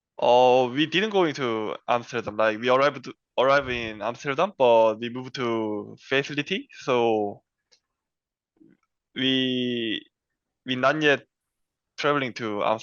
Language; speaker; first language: English; non-native, learner; Korean